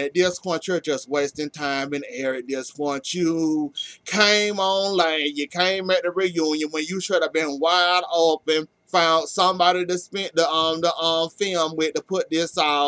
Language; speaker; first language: English; native; English